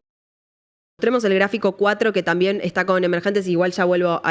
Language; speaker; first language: Spanish; native; Spanish